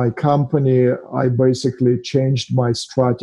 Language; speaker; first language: English; non-native, fluent; Russian